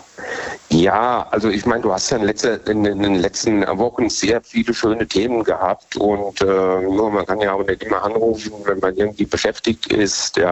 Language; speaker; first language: German; native; German